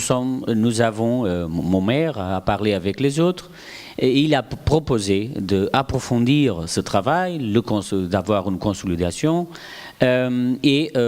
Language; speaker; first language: French; non-native, fluent; Portuguese